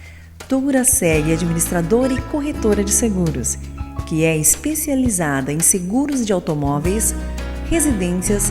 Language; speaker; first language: Portuguese; native; Portuguese